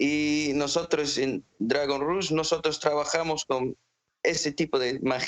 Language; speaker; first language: Spanish; non-native, fluent; English